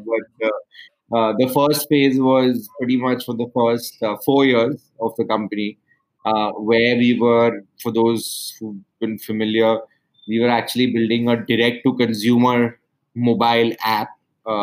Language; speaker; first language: English; non-native, local second language; Hindi